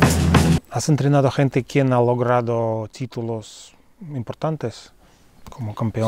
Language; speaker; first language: Spanish; non-native, fluent; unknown